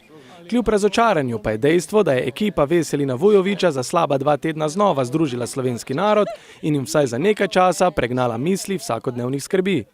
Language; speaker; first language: Slovenian; native; Slovenian